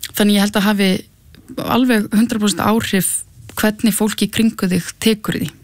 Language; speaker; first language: Icelandic; native; Icelandic